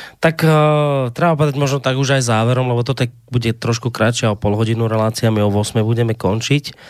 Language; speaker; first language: Slovak; native; Slovak